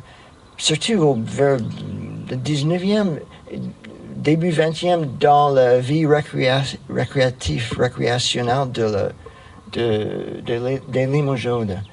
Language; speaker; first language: French; non-native, fluent; English